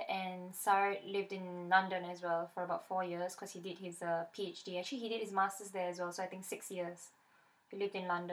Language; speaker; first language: English; native; English